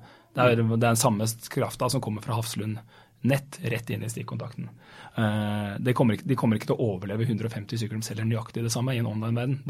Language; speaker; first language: Norwegian; native; Norwegian